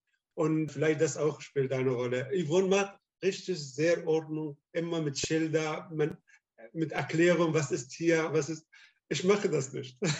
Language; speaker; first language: German; non-native, learner; Arabic